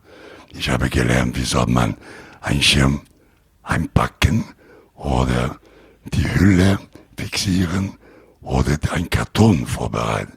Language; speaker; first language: German; non-native, learner; Italian